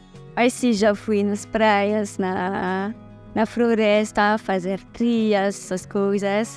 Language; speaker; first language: Portuguese; non-native, fluent; French